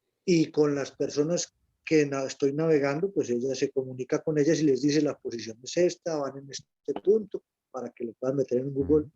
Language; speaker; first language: Spanish; native; Spanish